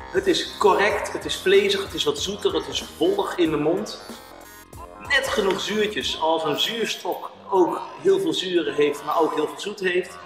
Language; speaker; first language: Dutch; native; Dutch